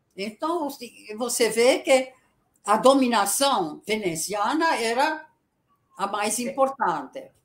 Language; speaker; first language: Portuguese; early bilingual, other home language; Italian